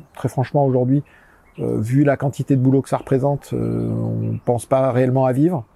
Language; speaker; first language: French; native; French